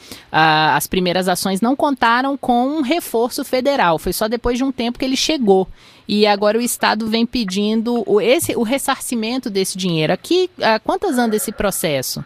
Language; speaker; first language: Portuguese; native; Portuguese